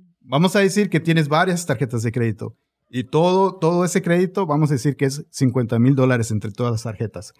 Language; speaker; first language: Spanish; early bilingual, heritage; Spanish